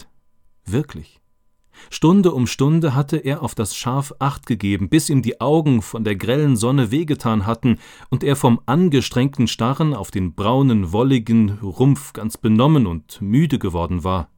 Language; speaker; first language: German; native; German